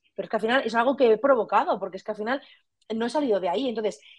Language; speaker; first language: Spanish; native; Spanish